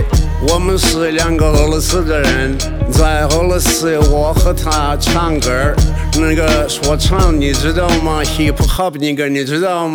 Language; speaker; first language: Chinese; non-native, learner; Russian